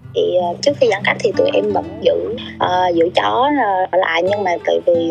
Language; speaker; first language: Vietnamese; native; Vietnamese